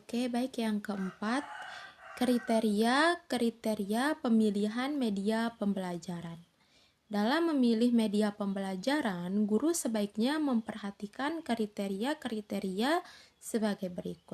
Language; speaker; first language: Indonesian; native; Indonesian